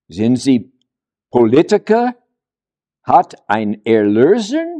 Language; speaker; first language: German; non-native, learner; English